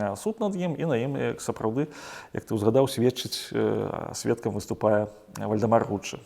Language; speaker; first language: Belarusian; native; Belarusian